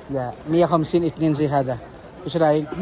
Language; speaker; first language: Arabic; non-native, learner; Indonesian